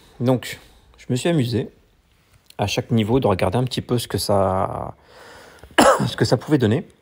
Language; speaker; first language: French; native; French